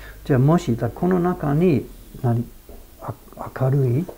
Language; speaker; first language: Japanese; non-native, fluent; English